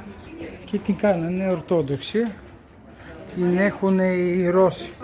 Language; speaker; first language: Greek; non-native, fluent; Bulgarian